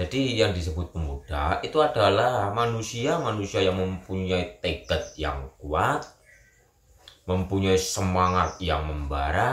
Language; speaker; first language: Indonesian; native; Indonesian